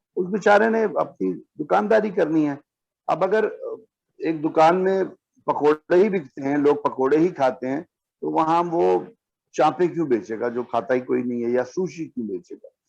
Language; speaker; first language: Urdu; non-native, local second language; Punjabi